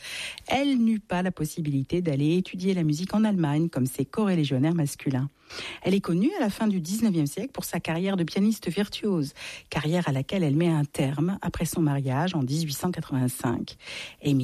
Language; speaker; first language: French; native; French